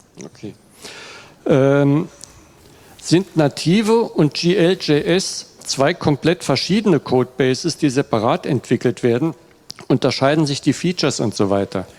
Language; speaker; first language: German; native; German